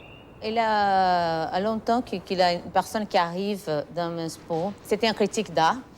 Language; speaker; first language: French; non-native, fluent; Portuguese